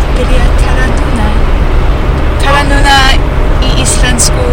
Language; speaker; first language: Icelandic; non-native, learner; English